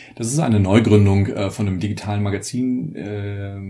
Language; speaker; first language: German; native; German